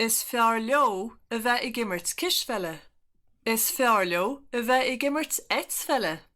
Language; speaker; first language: Irish; non-native, learner; English